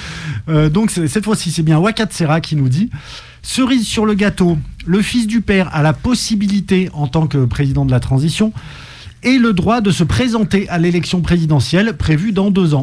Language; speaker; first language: French; native; French